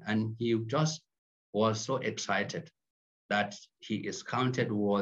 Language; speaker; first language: English; non-native, local second language; Hausa